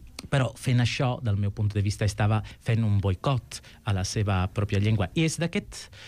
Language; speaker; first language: Catalan; non-native, fluent; Sicilian